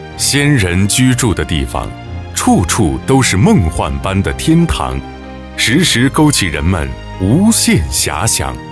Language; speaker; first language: Chinese; native; Chinese